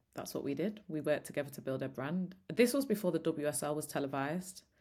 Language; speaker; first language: English; native; English